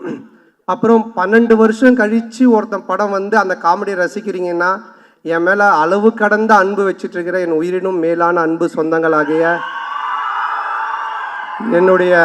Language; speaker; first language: Tamil; native; Tamil